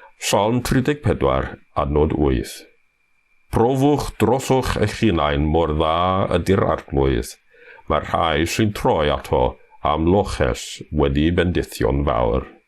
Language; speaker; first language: Welsh; non-native, fluent; English